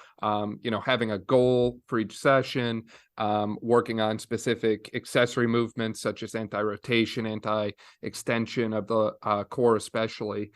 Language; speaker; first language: English; native; English